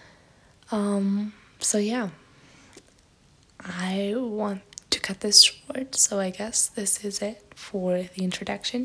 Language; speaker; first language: English; non-native, fluent; German